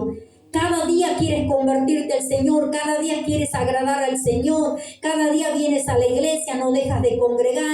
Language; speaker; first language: Spanish; native; Spanish